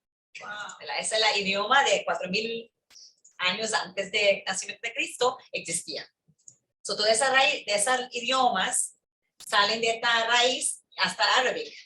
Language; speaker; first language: Spanish; early bilingual, heritage; English